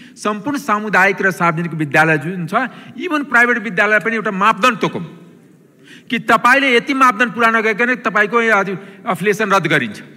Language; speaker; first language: Nepali; non-native, local second language; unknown